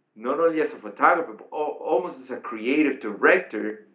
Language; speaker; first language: English; non-native, fluent; Spanish